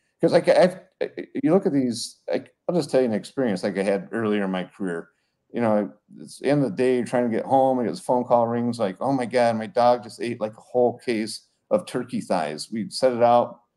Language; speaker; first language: English; native; English